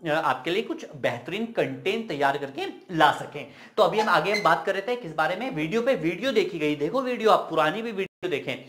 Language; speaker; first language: Hindi; native; Hindi